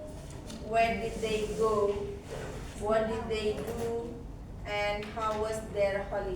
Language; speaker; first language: English; non-native, learner; Indonesian